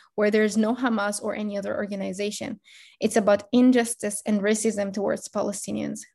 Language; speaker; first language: English; non-native, fluent; Arabic